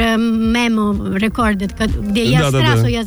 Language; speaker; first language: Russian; non-native, learner; Italian